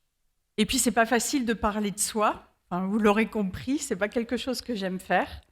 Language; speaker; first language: French; native; French